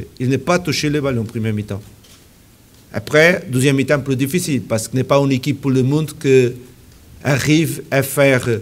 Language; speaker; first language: French; non-native, learner; Portuguese